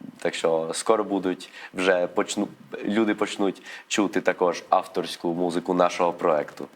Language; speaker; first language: Ukrainian; early bilingual, heritage; Ukrainian